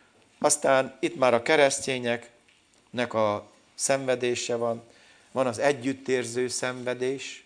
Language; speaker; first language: Hungarian; native; Hungarian